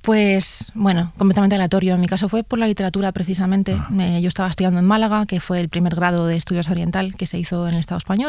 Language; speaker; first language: Spanish; native; Spanish